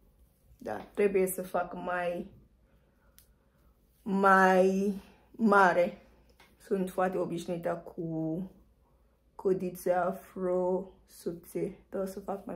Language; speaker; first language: Romanian; non-native, fluent; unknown